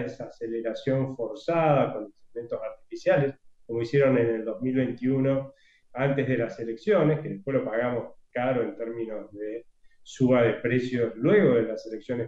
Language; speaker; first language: Spanish; native; Spanish